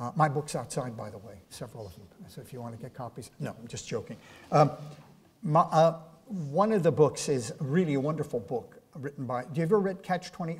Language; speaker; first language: English; native; English